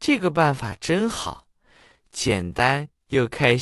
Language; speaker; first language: Chinese; non-native, fluent; English